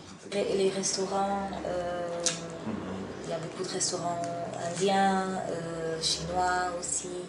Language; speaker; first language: French; non-native, fluent; Portuguese